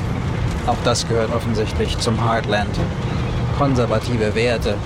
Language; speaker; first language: German; native; German